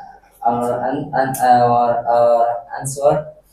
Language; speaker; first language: English; non-native, learner; Indonesian